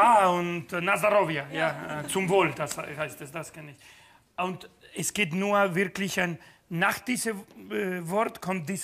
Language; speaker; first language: German; non-native, fluent; Spanish